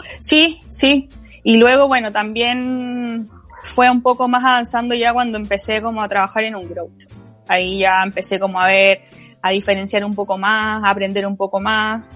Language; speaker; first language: Spanish; native; Spanish